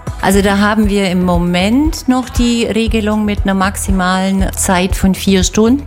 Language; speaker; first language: German; native; German